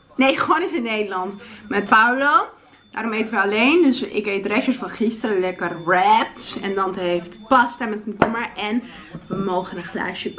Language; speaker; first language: Dutch; native; Dutch